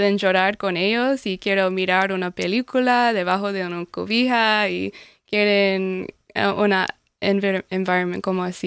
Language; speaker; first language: Spanish; non-native, learner; English